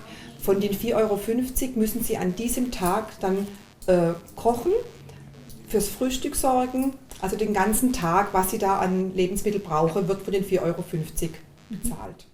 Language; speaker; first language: German; native; German